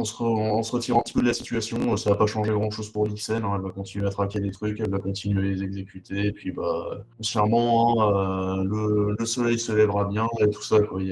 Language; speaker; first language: French; native; French